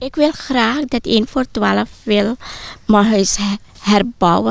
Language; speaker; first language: Dutch; non-native, local second language; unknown